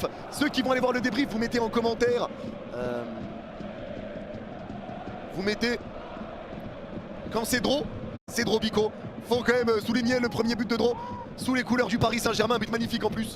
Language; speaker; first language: French; native; French